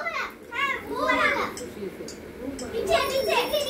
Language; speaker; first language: Hindi; non-native, local second language; Bangla